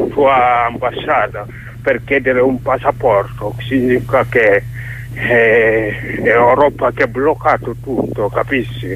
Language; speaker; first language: Italian; non-native, learner; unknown